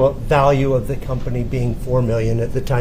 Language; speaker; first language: English; native; English